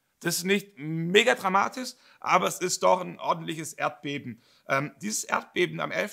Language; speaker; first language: German; native; German